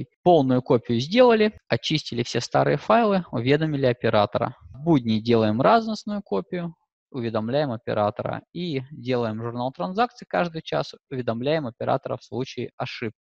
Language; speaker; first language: Russian; native; Russian